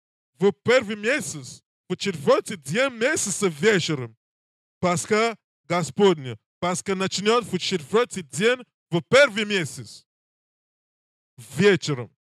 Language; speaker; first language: Russian; non-native, learner; English